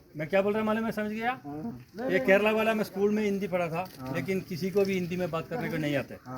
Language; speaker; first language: Hindi; non-native, local second language; Malayalam